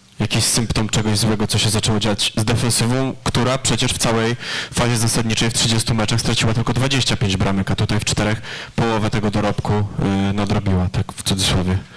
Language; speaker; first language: Polish; native; Polish